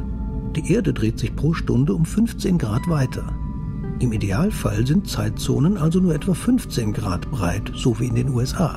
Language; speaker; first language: German; native; German